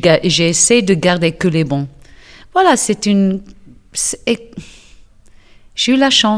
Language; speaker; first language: French; non-native, fluent; English